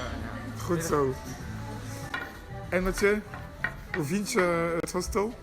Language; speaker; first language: Dutch; non-native, learner; French